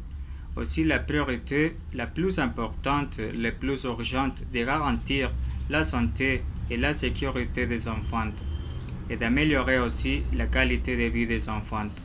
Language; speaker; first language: French; non-native, learner; Spanish